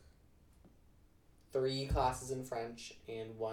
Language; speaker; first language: English; native; English